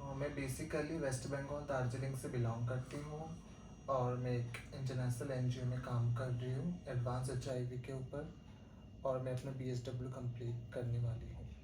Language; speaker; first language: Hindi; non-native, local second language; Nepali